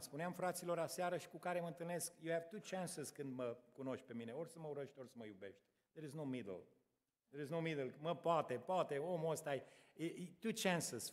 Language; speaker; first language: Romanian; native; Romanian